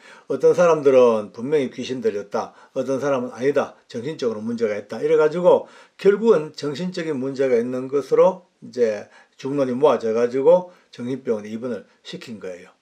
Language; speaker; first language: Korean; native; Korean